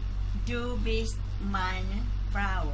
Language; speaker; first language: German; non-native, learner; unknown